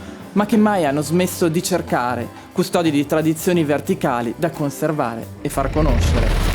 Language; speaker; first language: Italian; native; Italian